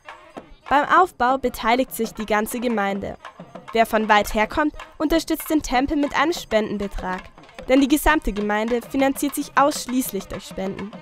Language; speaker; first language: German; native; German